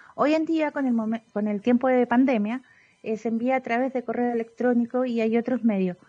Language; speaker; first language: Spanish; native; Spanish